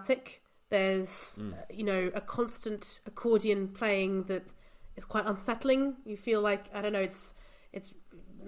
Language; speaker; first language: English; native; English